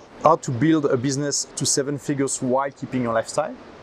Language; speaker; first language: English; non-native, fluent; French